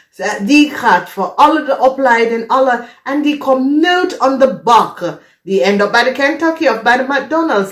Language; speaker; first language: Dutch; non-native, fluent; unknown